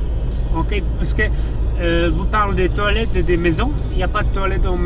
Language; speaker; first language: French; non-native, learner; Czech